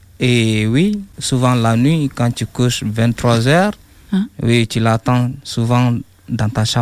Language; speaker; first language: French; non-native, learner; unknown